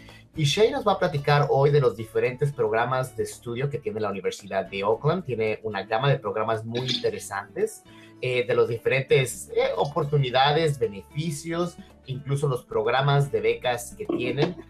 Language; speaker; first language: Spanish; native; Spanish